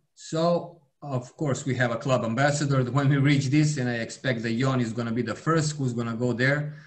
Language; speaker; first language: English; non-native, fluent; Serbian